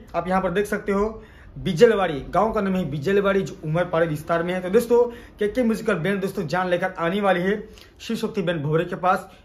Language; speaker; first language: Hindi; non-native, local second language; Gamit